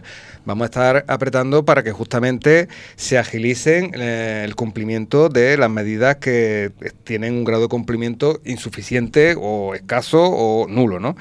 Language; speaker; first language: Spanish; native; Spanish